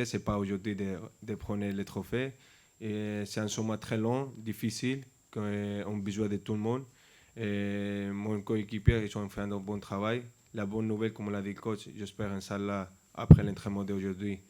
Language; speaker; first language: French; non-native, fluent; Spanish